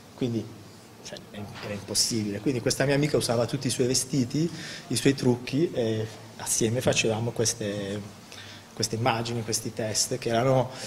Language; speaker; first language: Italian; native; Italian